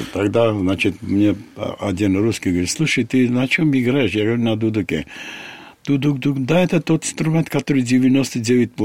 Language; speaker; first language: Russian; non-native, fluent; Armenian